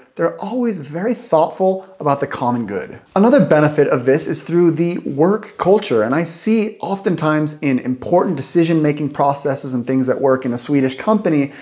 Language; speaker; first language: English; native; English